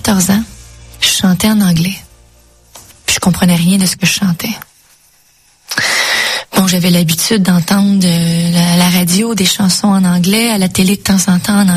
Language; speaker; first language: French; native; French